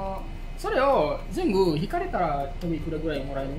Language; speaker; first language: Japanese; non-native, fluent; Indonesian